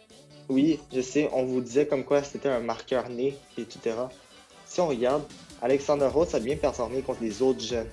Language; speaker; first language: French; native; French